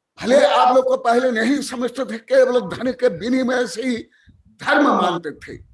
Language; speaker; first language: Hindi; non-native, local second language; Odia